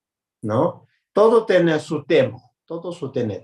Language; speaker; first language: Spanish; non-native, learner; Tibetan